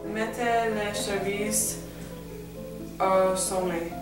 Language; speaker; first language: French; non-native, learner; English